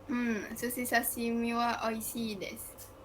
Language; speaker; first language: Japanese; non-native, learner; Indonesian